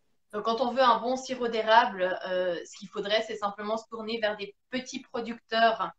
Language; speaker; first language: French; native; French